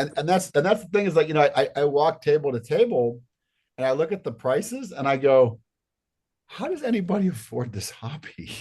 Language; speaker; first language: English; native; English